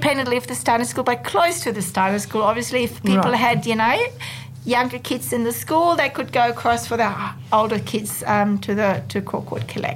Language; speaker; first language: English; non-native, fluent; German